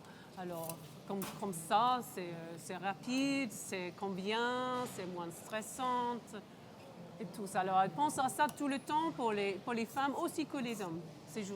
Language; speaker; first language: French; non-native, local second language; English